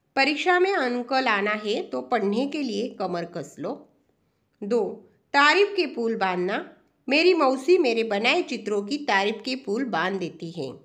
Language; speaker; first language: Hindi; non-native, local second language; Marathi